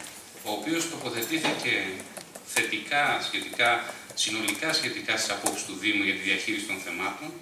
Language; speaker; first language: Greek; native; Greek